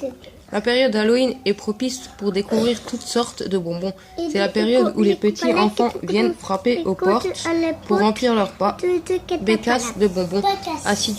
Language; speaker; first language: French; native; French